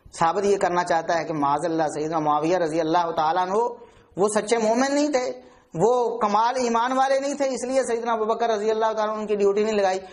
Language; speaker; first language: Urdu; non-native, local second language; Punjabi